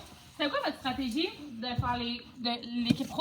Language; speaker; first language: French; native; French